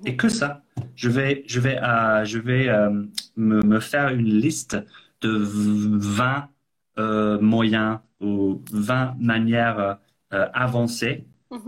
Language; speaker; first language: French; non-native, fluent; English